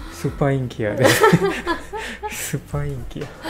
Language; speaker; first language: Japanese; non-native, learner; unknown